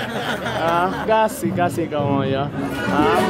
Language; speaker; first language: Spanish; native; Spanish